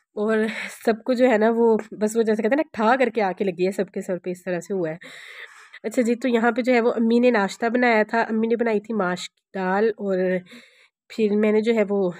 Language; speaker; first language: Urdu; non-native, local second language; Punjabi